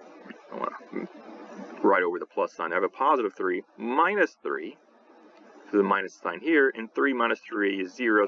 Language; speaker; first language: English; native; English